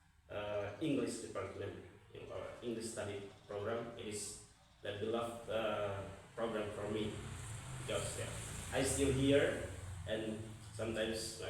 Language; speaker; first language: English; non-native, fluent; Indonesian